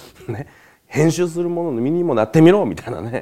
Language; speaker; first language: Japanese; native; Japanese